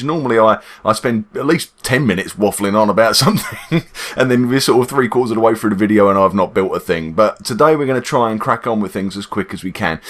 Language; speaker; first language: English; native; English